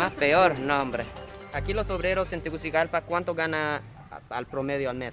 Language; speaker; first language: Spanish; non-native, fluent; English